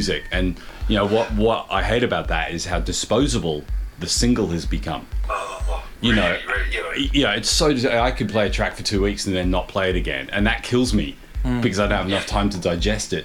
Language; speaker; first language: English; native; English